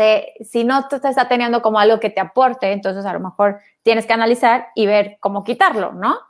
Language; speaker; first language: Spanish; native; Spanish